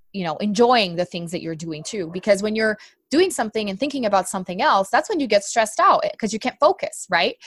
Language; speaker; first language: English; non-native, fluent; Portuguese